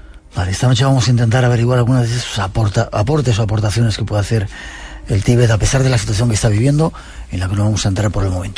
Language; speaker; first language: Spanish; native; Spanish